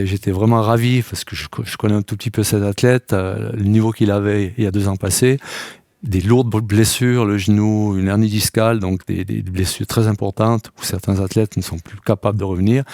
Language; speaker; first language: French; native; French